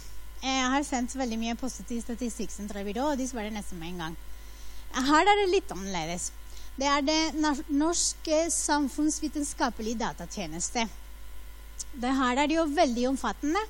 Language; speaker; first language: Norwegian; non-native, fluent; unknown